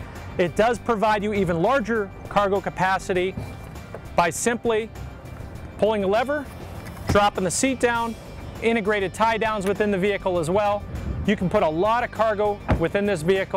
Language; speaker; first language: English; native; English